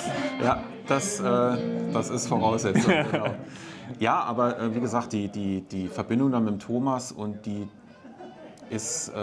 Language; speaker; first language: German; native; German